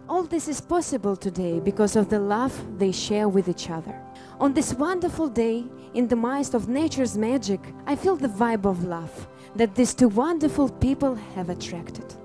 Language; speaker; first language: English; non-native, fluent; Russian